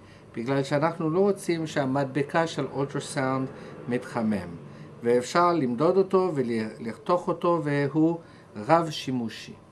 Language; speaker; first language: Hebrew; non-native, fluent; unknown